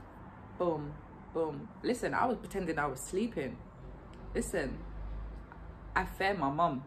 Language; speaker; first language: English; native; English